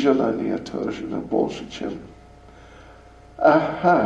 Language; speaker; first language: Russian; non-native, learner; English